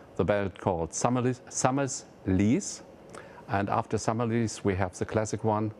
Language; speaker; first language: English; non-native, fluent; German